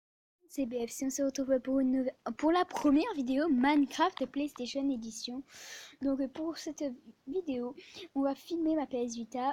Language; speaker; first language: French; native; French